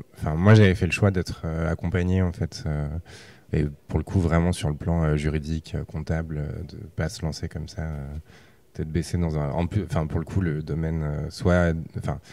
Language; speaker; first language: French; native; French